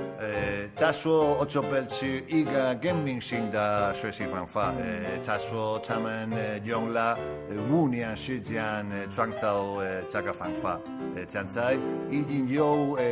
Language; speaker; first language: Chinese; non-native, learner; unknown